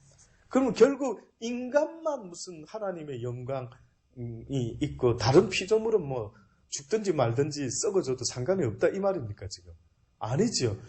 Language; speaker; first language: Korean; native; Korean